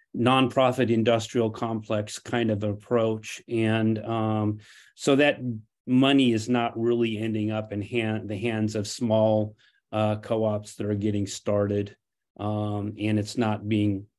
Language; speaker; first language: English; non-native, fluent; Portuguese